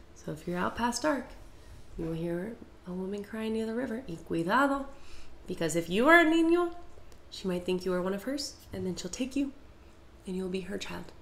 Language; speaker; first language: English; native; English